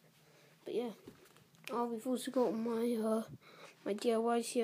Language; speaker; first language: English; native; English